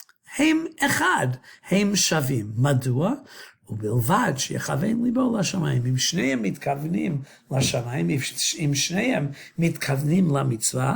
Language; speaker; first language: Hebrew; non-native, fluent; English